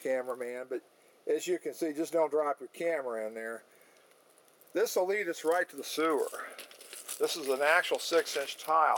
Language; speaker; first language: English; native; English